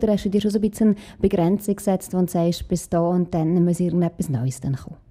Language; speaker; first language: German; native; German